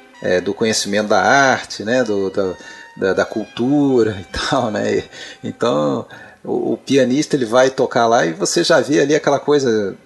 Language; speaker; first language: Portuguese; native; Portuguese